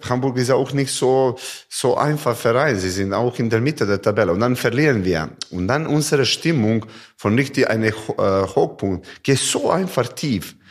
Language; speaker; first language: German; non-native, learner; Serbian